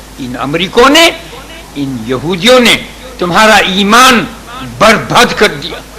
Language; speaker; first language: Urdu; native; Urdu